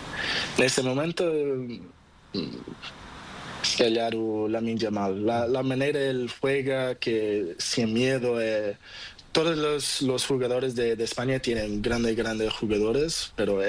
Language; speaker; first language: Spanish; non-native, learner; Portuguese